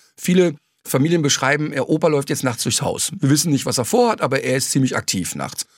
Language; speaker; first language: German; native; German